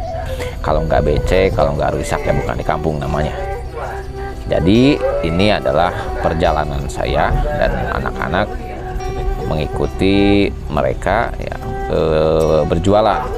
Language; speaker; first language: Indonesian; non-native, local second language; Sundanese